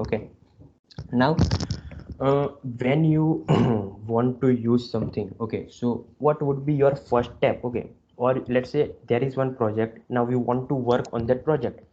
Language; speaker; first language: English; non-native, local second language; Gujarati